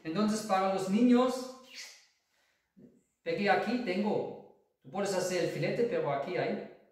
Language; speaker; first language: Spanish; non-native, fluent; German